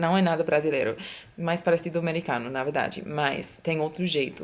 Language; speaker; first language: Portuguese; non-native, fluent; English